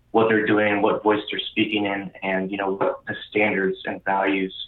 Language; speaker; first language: English; native; English